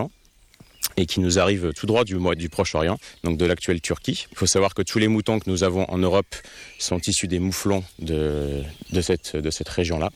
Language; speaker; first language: French; native; French